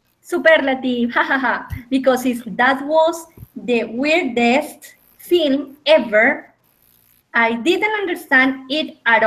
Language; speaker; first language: English; non-native, fluent; Spanish